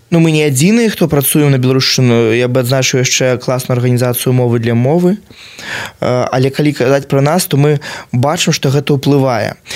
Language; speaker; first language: Belarusian; native; Belarusian